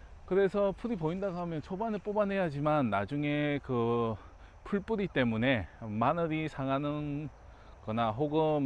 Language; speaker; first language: Korean; native; Korean